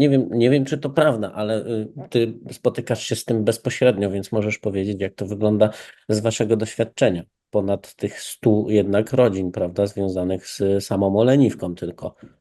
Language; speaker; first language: Polish; native; Polish